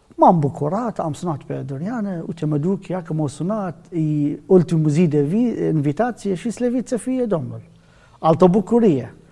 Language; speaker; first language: Romanian; non-native, learner; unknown